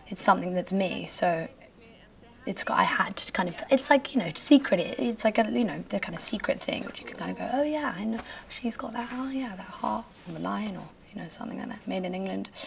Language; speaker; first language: English; native; English